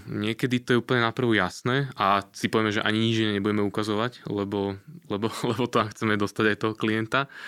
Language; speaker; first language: Slovak; native; Slovak